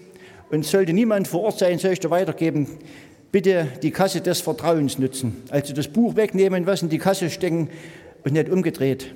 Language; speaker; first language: German; native; German